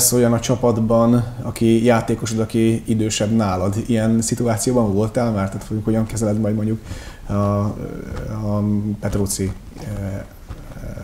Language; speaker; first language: Hungarian; native; Hungarian